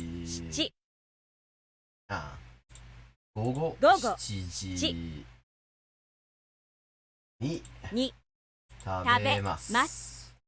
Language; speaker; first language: Japanese; non-native, fluent; English